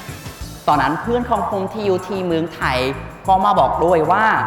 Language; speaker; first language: Thai; non-native, fluent; Khmer